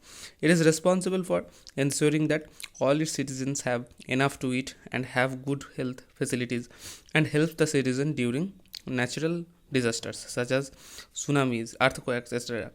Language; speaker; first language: English; non-native, local second language; Hindi